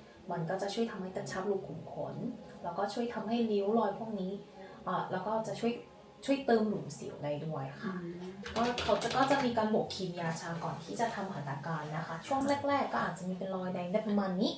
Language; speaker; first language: Thai; non-native, fluent; Korean